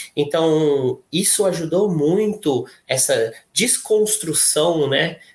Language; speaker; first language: Portuguese; native; Portuguese